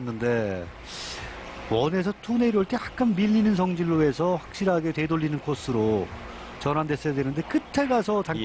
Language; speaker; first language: Korean; native; Korean